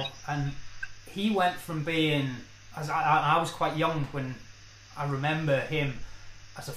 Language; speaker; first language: English; native; English